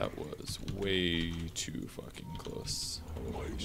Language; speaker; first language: English; native; English